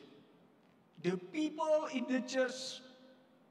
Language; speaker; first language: English; non-native, learner; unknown